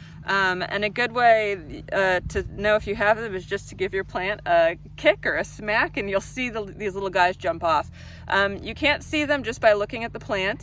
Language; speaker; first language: English; native; English